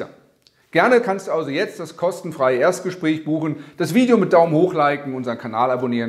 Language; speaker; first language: German; native; German